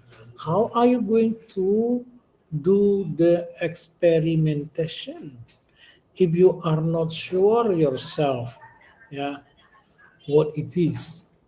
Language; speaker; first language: English; non-native, local second language; Indonesian